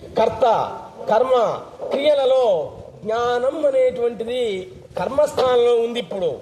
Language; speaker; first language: Telugu; native; Telugu